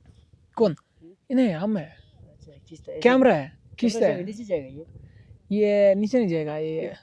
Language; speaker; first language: Hindi; non-native, local second language; Kannada